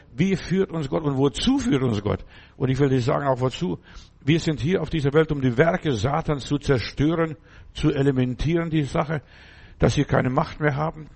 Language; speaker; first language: German; non-native, fluent; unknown